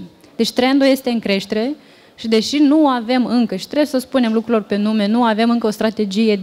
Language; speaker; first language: Romanian; native; Romanian